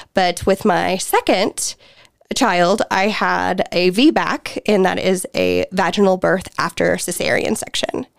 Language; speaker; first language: English; native; English